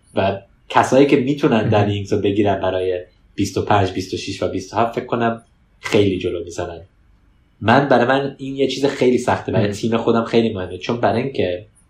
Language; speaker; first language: Persian; early bilingual, heritage; Persian